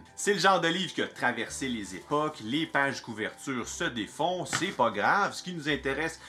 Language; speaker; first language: French; native; French